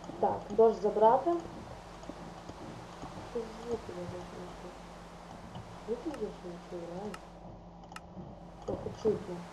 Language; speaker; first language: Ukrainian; native; Ukrainian